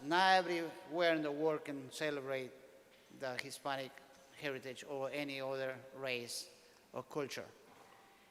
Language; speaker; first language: English; non-native, fluent; Spanish